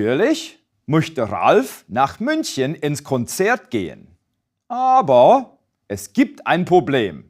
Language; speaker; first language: German; non-native, fluent; English